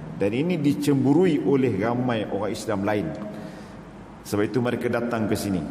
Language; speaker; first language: Malay; native; Malay